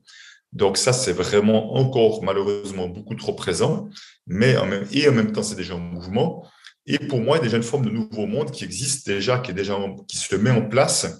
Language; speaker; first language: French; native; French